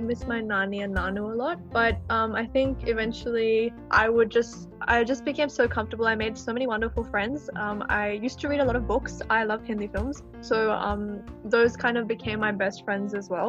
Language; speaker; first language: English; native; English